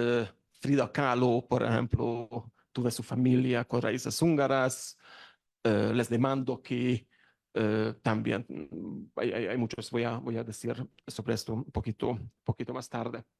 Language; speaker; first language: Spanish; non-native, learner; Hungarian